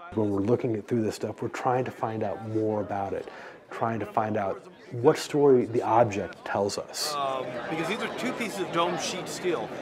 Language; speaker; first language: English; native; English